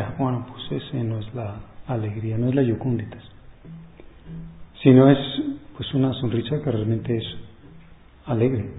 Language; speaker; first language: Spanish; native; Spanish